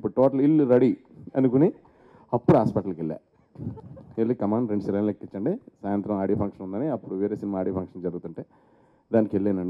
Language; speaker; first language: Telugu; native; Telugu